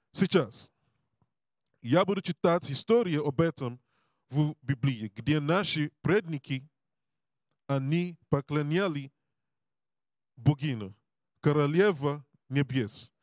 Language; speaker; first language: Russian; non-native, learner; English